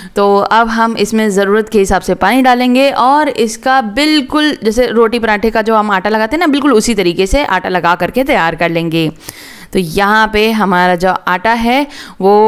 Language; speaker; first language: Hindi; native; Hindi